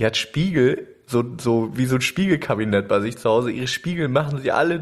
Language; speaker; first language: German; native; German